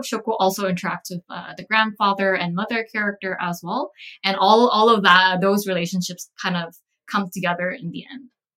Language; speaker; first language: English; early bilingual, other home language; Korean